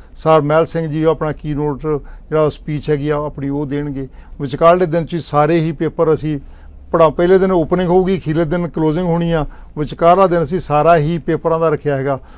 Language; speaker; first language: Punjabi; native; Punjabi